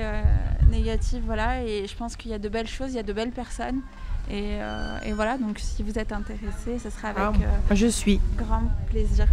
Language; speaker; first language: French; native; French